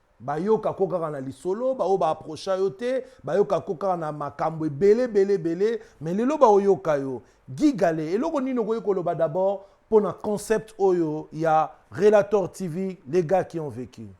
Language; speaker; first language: Lingala; native; Lingala